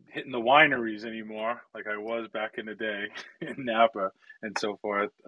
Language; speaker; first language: English; early bilingual, other home language; Italian